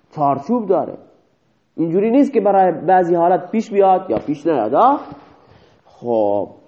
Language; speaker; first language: Persian; native; Persian